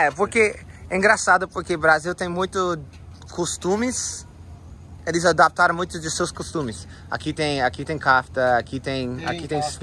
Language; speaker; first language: Portuguese; non-native, learner; English